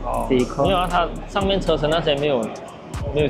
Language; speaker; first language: Chinese; native; Chinese